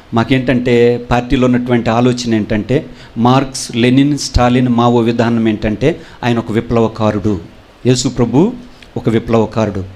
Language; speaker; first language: Telugu; non-native, local second language; Koya